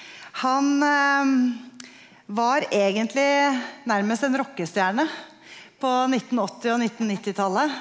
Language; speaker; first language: Norwegian; native; Norwegian